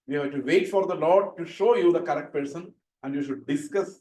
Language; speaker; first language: English; non-native, local second language; Malayalam